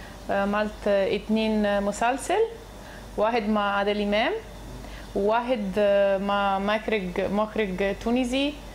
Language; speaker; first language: Arabic; non-native, learner; Italian